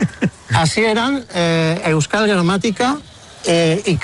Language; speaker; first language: Basque; non-native, fluent; Spanish